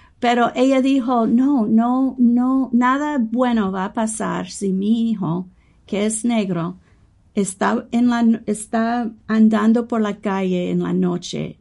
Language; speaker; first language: Spanish; non-native, fluent; English